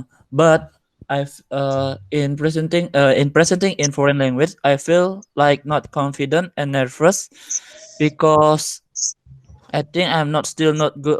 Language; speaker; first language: English; non-native, learner; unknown